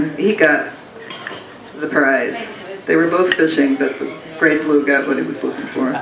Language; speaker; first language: English; native; English